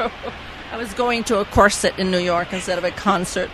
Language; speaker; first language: English; non-native, fluent; Dutch